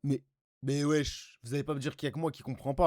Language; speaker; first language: French; native; French